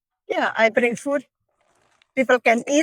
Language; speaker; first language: English; non-native, learner; Indonesian